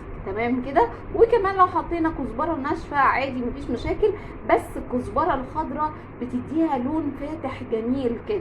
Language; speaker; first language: Arabic; native; Arabic